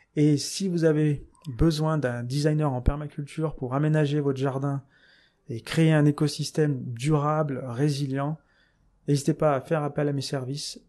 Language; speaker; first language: French; native; French